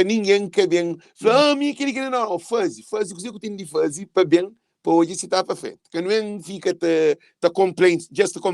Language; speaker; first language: Portuguese; non-native, local second language; Kabuverdianu